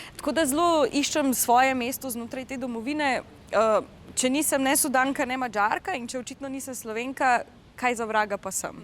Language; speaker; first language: Slovenian; native; Slovenian